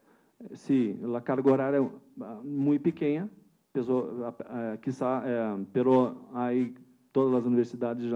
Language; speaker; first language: Spanish; non-native, learner; Portuguese